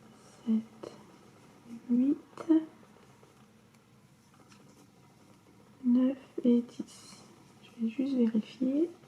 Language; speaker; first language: French; native; French